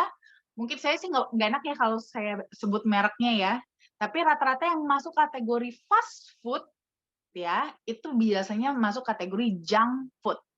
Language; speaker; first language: Indonesian; native; Indonesian